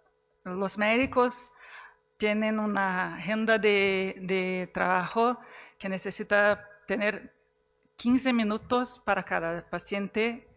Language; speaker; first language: Spanish; non-native, fluent; Portuguese